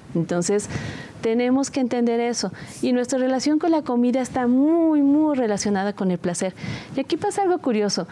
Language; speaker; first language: Spanish; native; Spanish